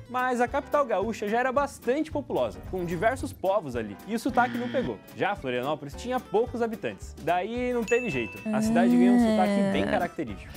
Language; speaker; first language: Portuguese; native; Portuguese